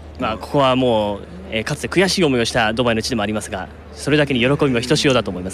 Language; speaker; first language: Japanese; native; Japanese